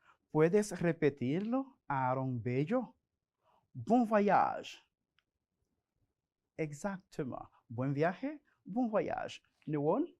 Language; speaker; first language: Spanish; non-native, fluent; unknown